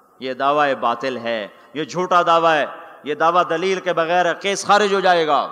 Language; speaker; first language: Urdu; non-native, local second language; Punjabi